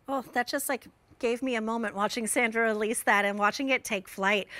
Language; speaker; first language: English; native; English